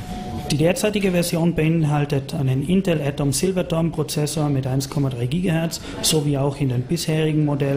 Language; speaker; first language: German; native; German